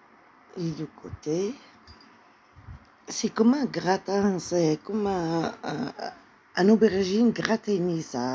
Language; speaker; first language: French; non-native, fluent; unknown